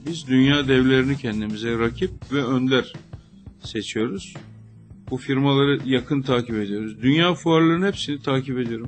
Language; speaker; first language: Turkish; native; Turkish